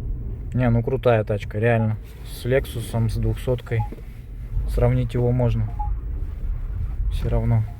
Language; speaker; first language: Russian; native; Russian